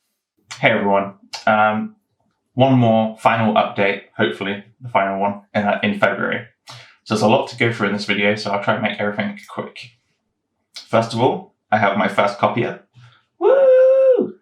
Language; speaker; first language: English; native; English